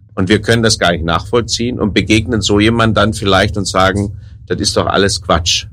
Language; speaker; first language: German; native; German